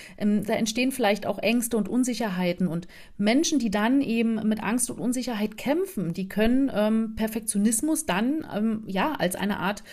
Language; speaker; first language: German; native; German